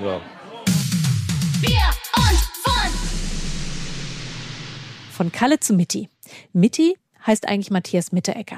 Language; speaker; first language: German; native; German